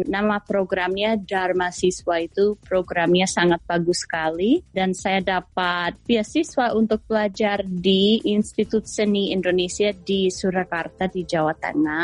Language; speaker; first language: Indonesian; non-native, fluent; English